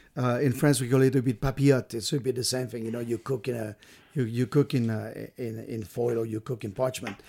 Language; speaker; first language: English; non-native, fluent; French